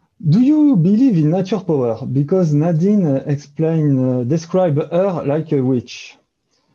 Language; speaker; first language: English; non-native, learner; French